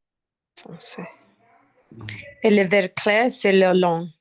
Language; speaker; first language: French; non-native, learner; Spanish